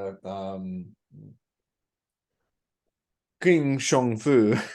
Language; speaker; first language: Chinese; non-native, learner; English